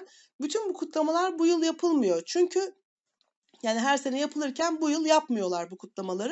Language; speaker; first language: Turkish; native; Turkish